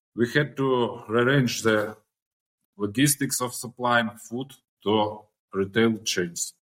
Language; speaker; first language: English; non-native, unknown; Ukrainian